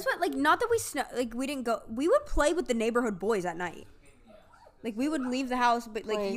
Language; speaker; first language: English; native; English